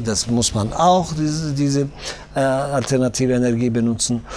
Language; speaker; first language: German; non-native, fluent; Tajik